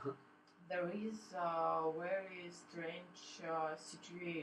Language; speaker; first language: English; non-native, learner; Russian